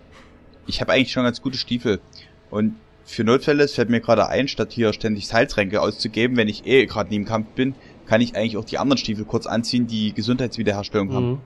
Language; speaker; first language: German; native; German